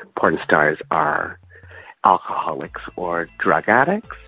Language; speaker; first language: English; native; English